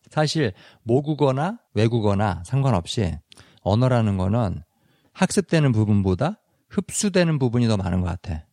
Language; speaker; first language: Korean; native; Korean